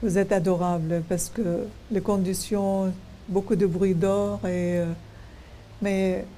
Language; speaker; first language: French; non-native, fluent; Arabic